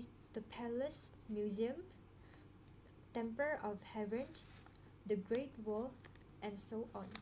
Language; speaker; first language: English; non-native, local second language; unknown